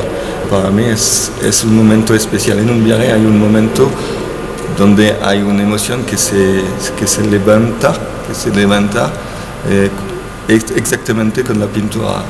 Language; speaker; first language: Spanish; non-native, learner; French